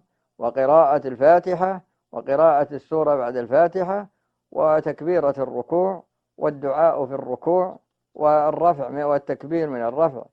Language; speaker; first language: Arabic; native; Arabic